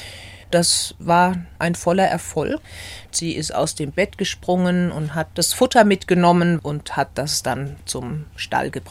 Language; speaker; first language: German; native; German